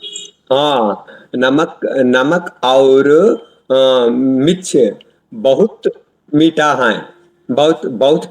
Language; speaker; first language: Hindi; non-native, learner; Telugu